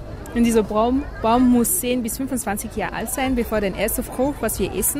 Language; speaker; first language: German; non-native, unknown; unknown